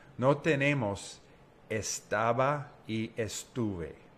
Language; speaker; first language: Spanish; non-native, learner; English